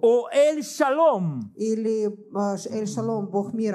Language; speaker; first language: Russian; native; Russian